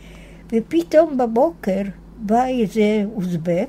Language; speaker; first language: Hebrew; non-native, fluent; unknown